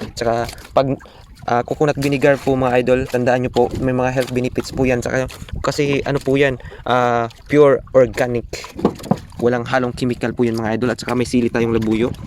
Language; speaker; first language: Filipino; non-native, local second language; Cebuano